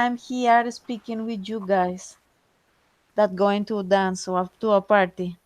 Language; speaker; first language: English; non-native, fluent; Spanish